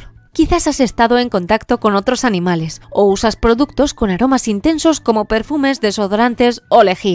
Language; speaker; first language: Spanish; native; Spanish